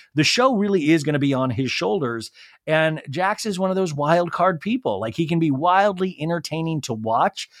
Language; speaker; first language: English; native; English